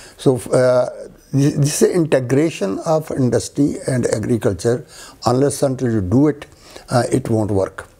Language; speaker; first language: English; non-native, local second language; Punjabi